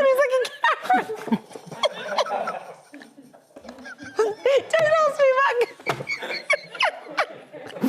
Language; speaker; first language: English; native; English